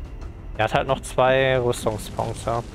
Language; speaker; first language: German; native; German